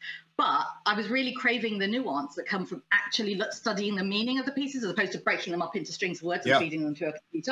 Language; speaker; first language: English; native; English